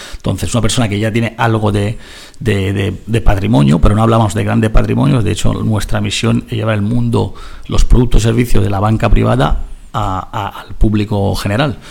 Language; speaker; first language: Spanish; non-native, fluent; Italian